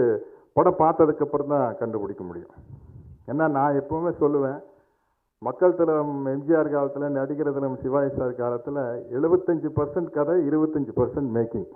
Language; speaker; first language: Tamil; native; Tamil